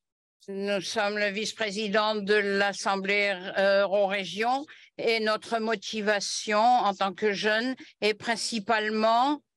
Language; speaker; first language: French; non-native, fluent; Catalan